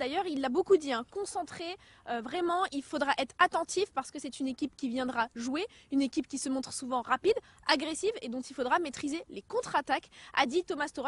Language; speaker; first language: French; native; French